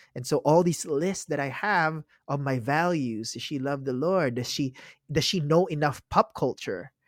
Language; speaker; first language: English; non-native, local second language; Filipino